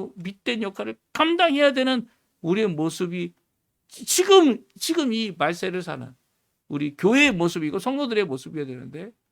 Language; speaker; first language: Korean; native; Korean